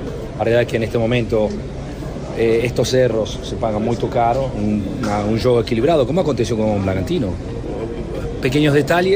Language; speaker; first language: Portuguese; non-native, fluent; Spanish